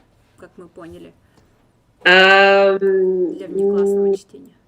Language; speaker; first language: Russian; native; Russian